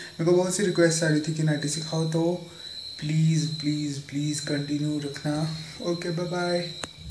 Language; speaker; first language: Hindi; non-native, local second language; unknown